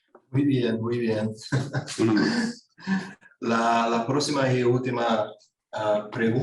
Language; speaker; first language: Spanish; non-native, fluent; Portuguese